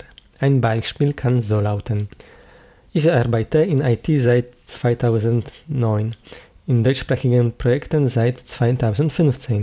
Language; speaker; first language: German; non-native, fluent; Polish